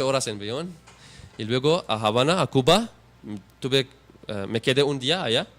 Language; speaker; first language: Spanish; non-native, learner; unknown